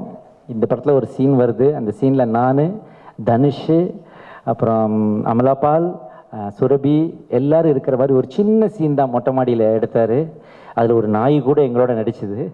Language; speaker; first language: Tamil; native; Tamil